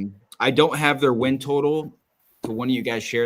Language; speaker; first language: English; native; English